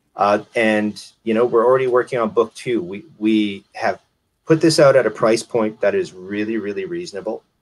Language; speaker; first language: English; native; English